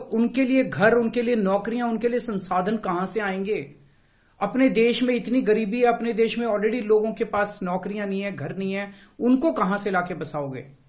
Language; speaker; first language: Hindi; native; Hindi